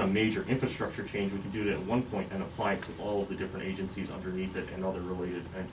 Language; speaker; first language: English; native; English